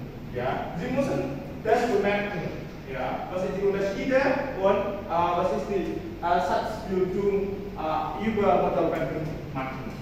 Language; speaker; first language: German; non-native, learner; Indonesian